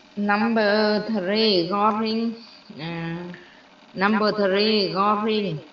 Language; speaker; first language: English; non-native, learner; Vietnamese